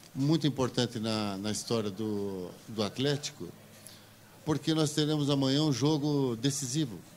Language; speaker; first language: Portuguese; native; Portuguese